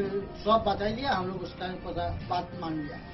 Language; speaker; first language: Hindi; non-native, local second language; Bangla